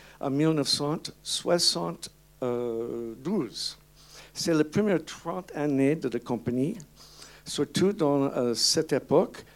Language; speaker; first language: French; non-native, learner; English